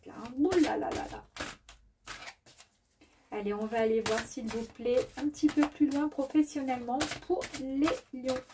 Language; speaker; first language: French; native; French